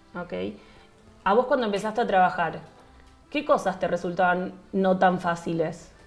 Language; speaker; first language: Spanish; native; Spanish